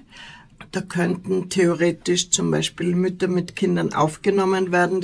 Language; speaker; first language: German; native; German